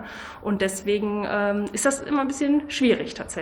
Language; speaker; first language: German; native; German